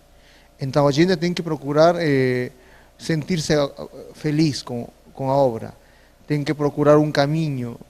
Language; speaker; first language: Portuguese; non-native, fluent; Spanish